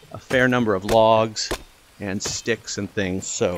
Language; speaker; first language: English; native; English